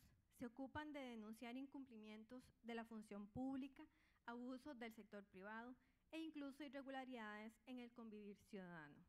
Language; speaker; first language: Spanish; native; Spanish